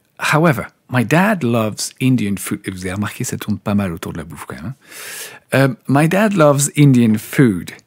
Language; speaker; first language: French; native; French